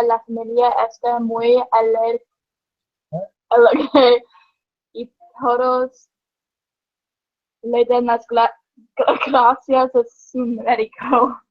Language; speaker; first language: Spanish; non-native, learner; English